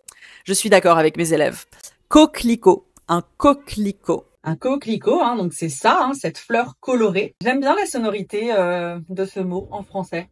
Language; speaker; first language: French; native; French